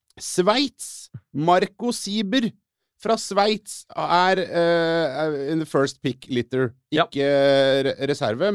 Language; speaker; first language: Norwegian; native; Norwegian